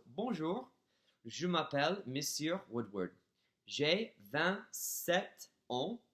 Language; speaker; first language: French; non-native, fluent; English